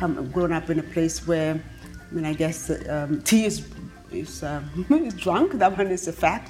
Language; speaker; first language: English; non-native, local second language; Tswana